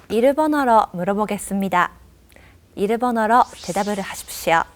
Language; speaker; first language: Korean; non-native, fluent; Japanese